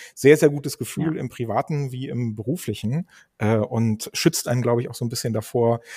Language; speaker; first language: German; native; German